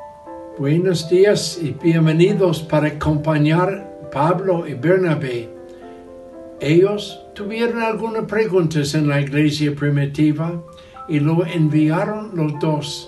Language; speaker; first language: Spanish; non-native, learner; English